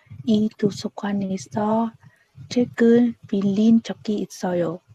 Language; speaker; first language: Korean; non-native, learner; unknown